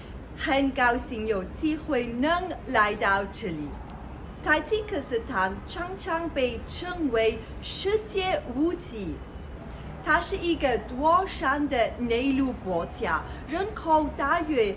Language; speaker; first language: Chinese; non-native, fluent; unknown